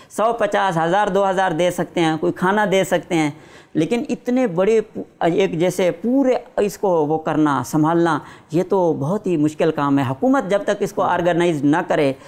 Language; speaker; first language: Urdu; non-native, local second language; Saraiki